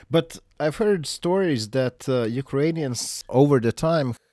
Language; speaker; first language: English; non-native, fluent; Latvian